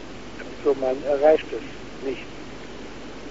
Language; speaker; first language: German; non-native, fluent; Arabic